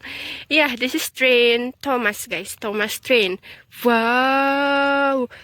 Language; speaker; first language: English; non-native, learner; Indonesian